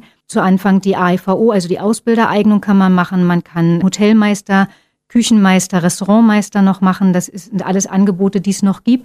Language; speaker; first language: German; native; German